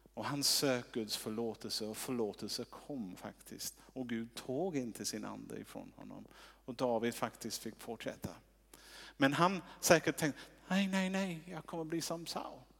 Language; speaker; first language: Swedish; non-native, fluent; English